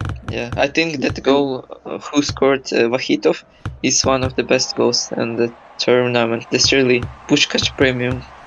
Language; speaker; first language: English; non-native, learner; Russian